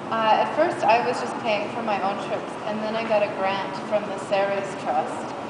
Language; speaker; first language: English; native; English